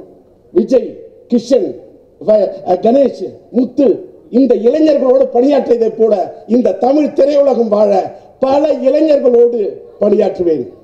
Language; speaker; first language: Tamil; native; Tamil